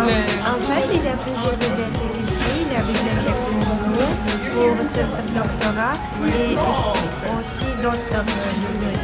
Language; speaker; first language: French; non-native, learner; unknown